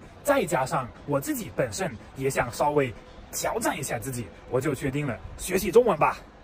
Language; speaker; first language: Chinese; non-native, fluent; German